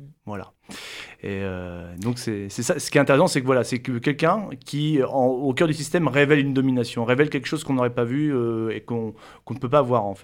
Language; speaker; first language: French; native; French